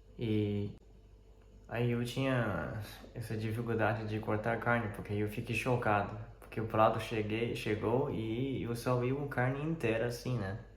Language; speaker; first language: Portuguese; non-native, fluent; Chinese